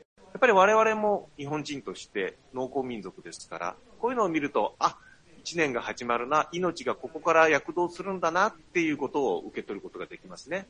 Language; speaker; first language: Japanese; native; Japanese